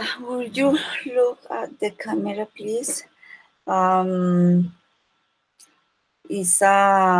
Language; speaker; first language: English; non-native, learner; Spanish